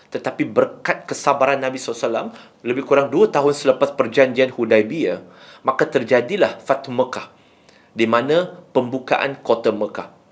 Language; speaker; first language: Malay; non-native, local second language; Chinese